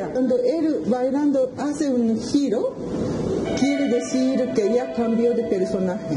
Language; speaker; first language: Spanish; non-native, fluent; Japanese